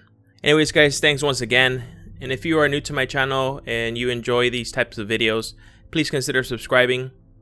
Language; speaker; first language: English; native; English